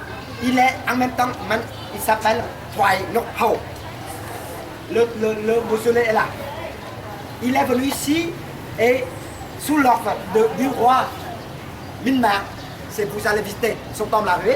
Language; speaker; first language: French; non-native, fluent; Vietnamese